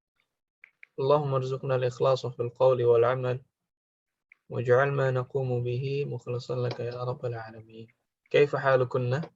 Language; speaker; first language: Arabic; non-native, fluent; Indonesian